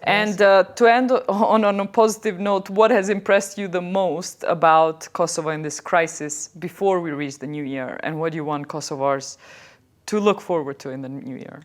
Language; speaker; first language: English; non-native, fluent; Albanian